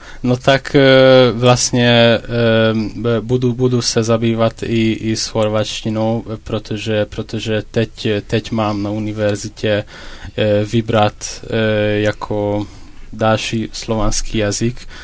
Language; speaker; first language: Czech; non-native, fluent; Hungarian